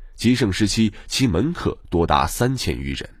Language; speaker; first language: Chinese; native; Chinese